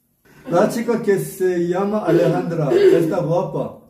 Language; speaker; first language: Spanish; non-native, learner; Korean